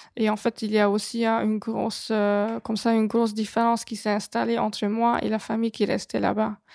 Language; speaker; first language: French; non-native, fluent; Hungarian